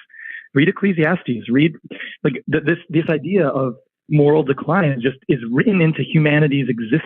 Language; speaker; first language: English; native; English